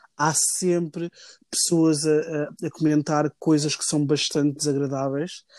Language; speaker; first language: Portuguese; native; Portuguese